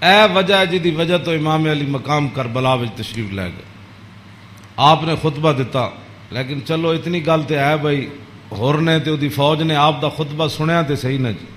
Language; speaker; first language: Urdu; non-native, local second language; Punjabi